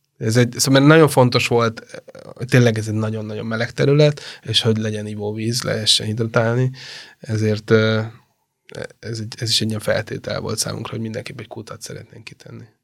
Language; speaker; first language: Hungarian; native; Hungarian